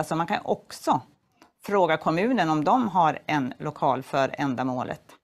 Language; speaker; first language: Swedish; native; Swedish